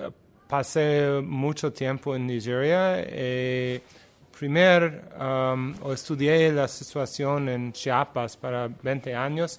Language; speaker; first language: Spanish; non-native, learner; English